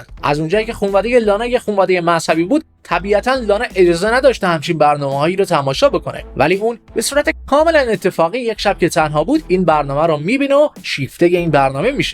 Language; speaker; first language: Persian; native; Persian